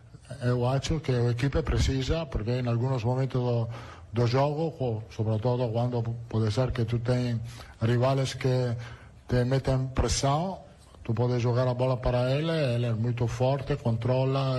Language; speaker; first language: Portuguese; non-native, learner; Italian